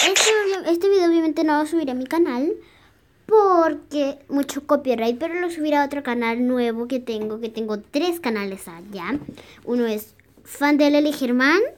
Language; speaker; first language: Spanish; native; Spanish